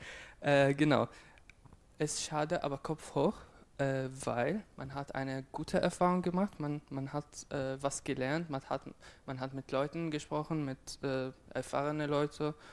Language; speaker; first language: German; non-native, fluent; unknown